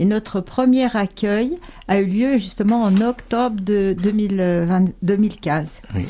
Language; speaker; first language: French; native; French